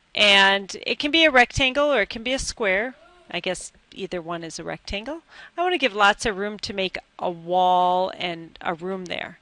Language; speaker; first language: English; native; English